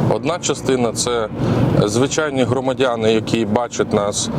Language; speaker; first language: Ukrainian; early bilingual, other home language; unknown